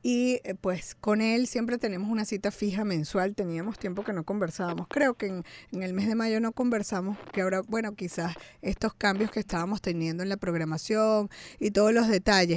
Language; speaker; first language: Spanish; native; Spanish